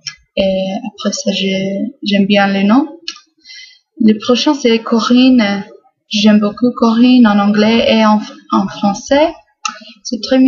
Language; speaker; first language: French; non-native, fluent; English